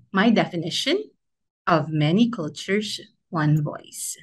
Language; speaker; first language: English; non-native, local second language; Filipino